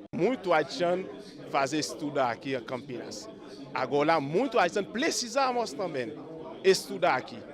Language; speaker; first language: Portuguese; non-native, learner; Haitian Creole